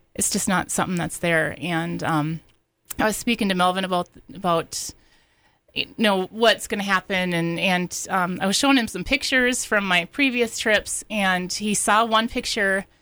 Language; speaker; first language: English; native; English